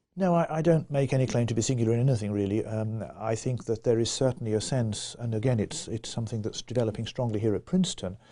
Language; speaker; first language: English; native; English